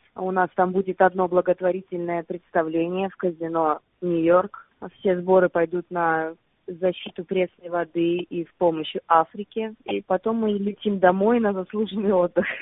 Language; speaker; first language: Russian; native; Russian